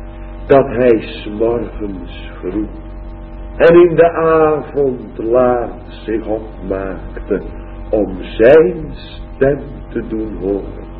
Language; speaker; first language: Dutch; native; Dutch